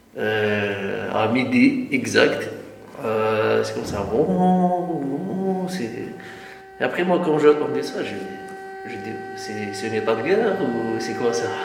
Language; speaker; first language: French; non-native, learner; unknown